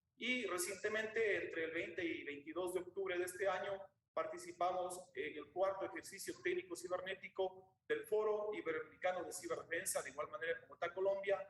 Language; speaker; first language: Spanish; native; Spanish